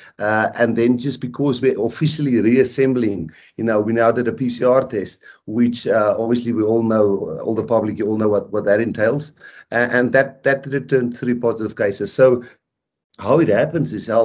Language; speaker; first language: English; non-native, local second language; Afrikaans